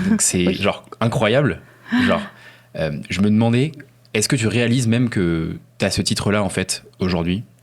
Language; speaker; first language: French; native; French